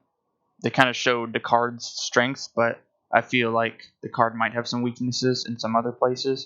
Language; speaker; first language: English; native; English